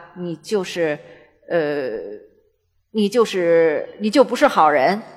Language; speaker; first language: Chinese; native; Chinese